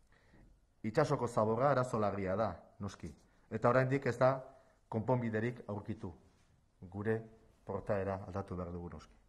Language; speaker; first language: Basque; native; Basque